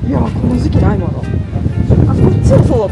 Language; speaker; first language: Japanese; native; Japanese